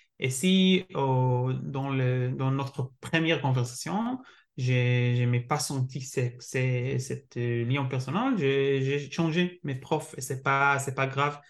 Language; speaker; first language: French; non-native, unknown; Hebrew